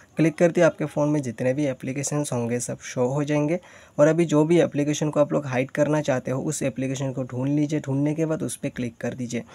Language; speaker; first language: Hindi; native; Hindi